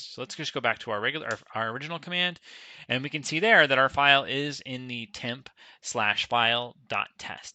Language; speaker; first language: English; native; English